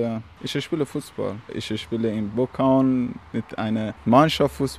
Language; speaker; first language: German; non-native, learner; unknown